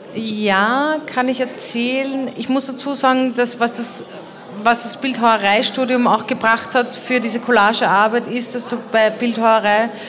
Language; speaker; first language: German; native; German